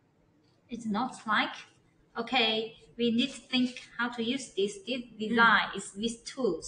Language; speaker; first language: English; non-native, learner; Chinese